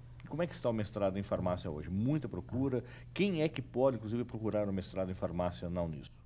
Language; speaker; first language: Portuguese; native; Portuguese